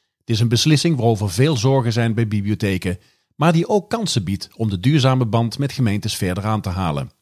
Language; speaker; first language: Dutch; native; Dutch